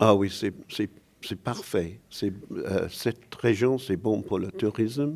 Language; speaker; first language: French; non-native, learner; English